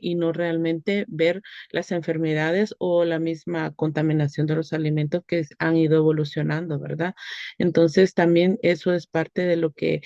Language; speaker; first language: Spanish; native; Spanish